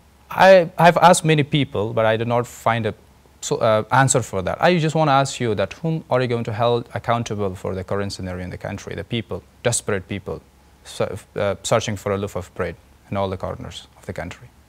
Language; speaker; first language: English; non-native, fluent; Persian